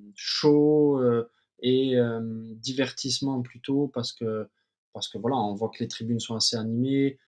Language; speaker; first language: French; native; French